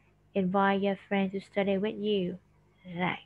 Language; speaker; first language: English; non-native, fluent; Vietnamese